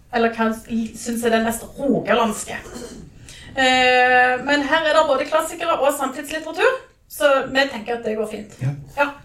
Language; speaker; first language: Norwegian; native; Norwegian